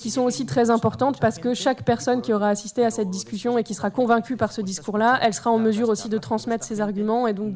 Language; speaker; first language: French; native; French